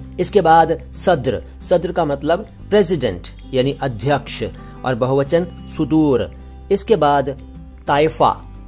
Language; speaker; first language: Hindi; native; Hindi